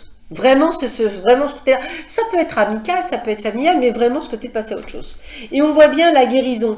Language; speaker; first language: French; native; French